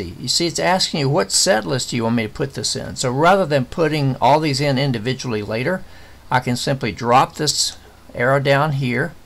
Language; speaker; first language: English; native; English